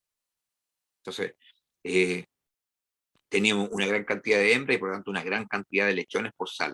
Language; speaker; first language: Spanish; native; Spanish